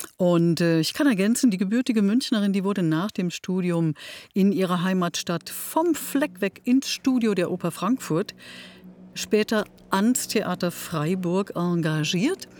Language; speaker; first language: German; native; German